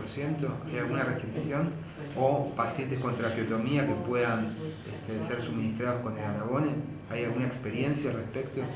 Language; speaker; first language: Spanish; native; Spanish